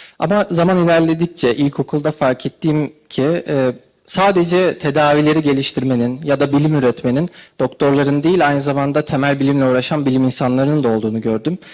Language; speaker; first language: Turkish; native; Turkish